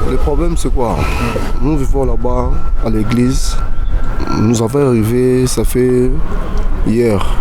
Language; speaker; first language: French; non-native, learner; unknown